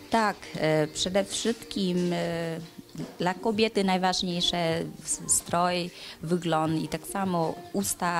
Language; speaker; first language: Polish; non-native, learner; Vietnamese